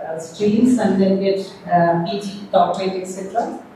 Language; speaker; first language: English; non-native, local second language; Malayalam